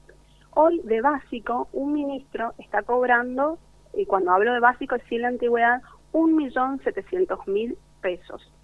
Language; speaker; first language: Spanish; native; Spanish